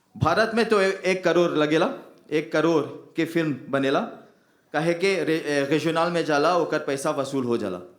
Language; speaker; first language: Bhojpuri; early bilingual, heritage; Bhojpuri